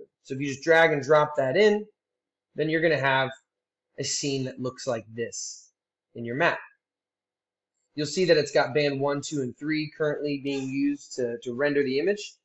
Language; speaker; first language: English; native; English